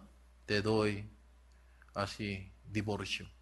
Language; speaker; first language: Spanish; non-native, learner; Korean